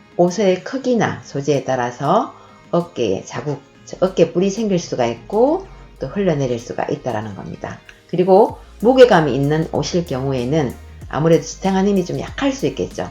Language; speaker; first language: Korean; native; Korean